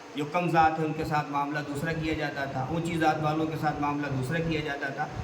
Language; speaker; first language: Urdu; native; Urdu